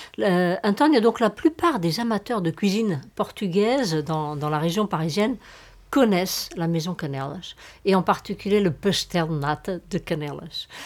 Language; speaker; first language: French; native; French